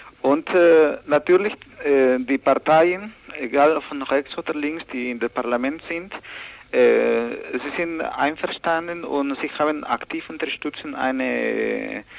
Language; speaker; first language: German; non-native, learner; Spanish